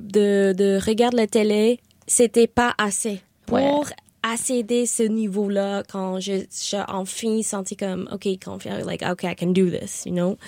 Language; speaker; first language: French; non-native, learner; English